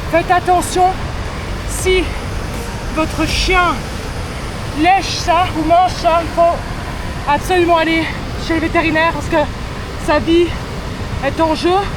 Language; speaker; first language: French; native; French